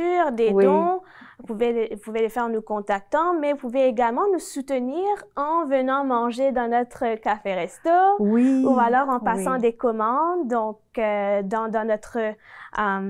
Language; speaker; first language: French; native; French